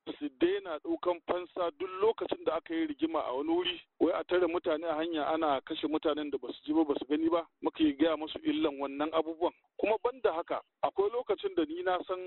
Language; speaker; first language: Hausa; non-native, local second language; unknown